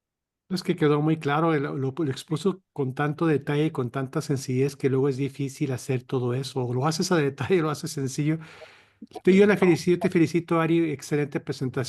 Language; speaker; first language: Spanish; native; Spanish